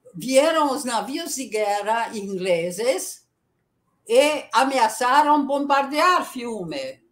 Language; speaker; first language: Portuguese; early bilingual, other home language; Italian